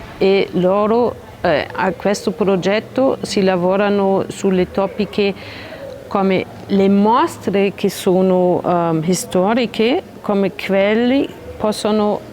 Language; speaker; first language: Italian; non-native, learner; German